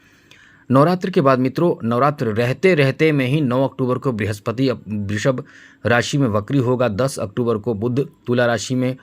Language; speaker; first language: Hindi; native; Hindi